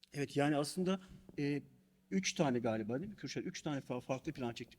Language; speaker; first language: Turkish; native; Turkish